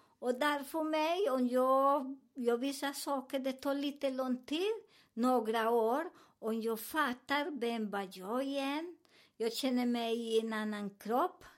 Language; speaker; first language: Swedish; non-native, learner; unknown